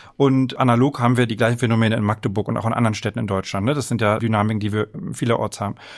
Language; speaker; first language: German; native; German